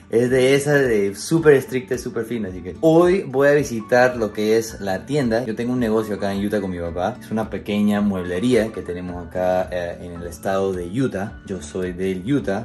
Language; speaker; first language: Spanish; non-native, fluent; English